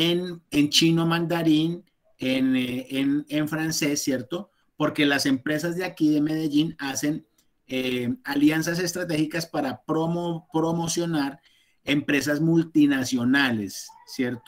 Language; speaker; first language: Spanish; native; Spanish